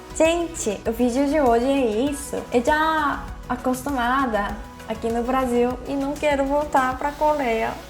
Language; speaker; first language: Portuguese; non-native, fluent; Korean